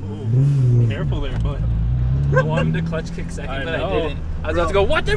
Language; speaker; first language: English; native; English